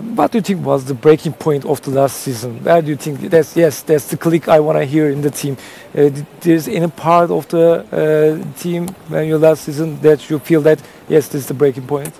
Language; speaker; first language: English; non-native, fluent; Turkish